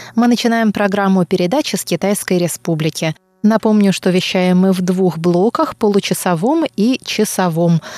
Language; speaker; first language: Russian; non-native, fluent; Chinese